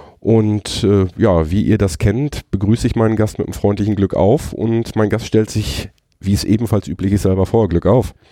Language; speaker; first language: German; native; German